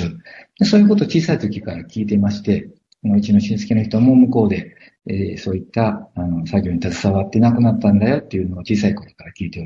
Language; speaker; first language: Japanese; native; Japanese